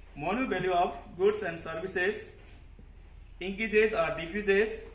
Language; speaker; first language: English; non-native, local second language; Nepali